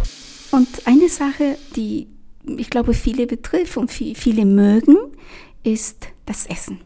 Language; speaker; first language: German; non-native, fluent; Spanish